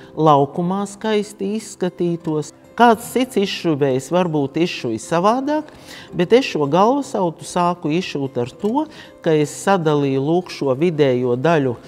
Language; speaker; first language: Latvian; native; Latvian